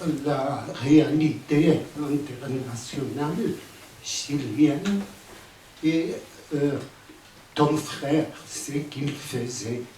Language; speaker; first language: French; non-native, fluent; Spanish